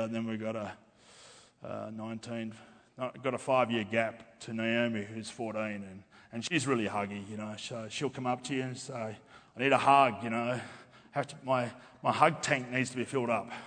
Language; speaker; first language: English; native; English